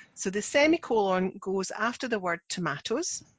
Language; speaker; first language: English; native; English